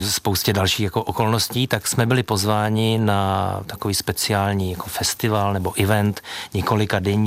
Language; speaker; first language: Czech; native; Czech